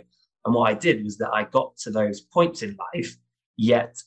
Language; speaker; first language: English; native; English